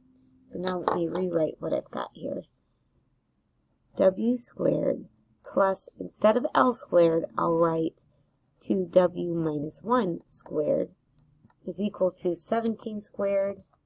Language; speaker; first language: English; native; English